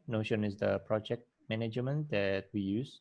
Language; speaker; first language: English; non-native, fluent; Indonesian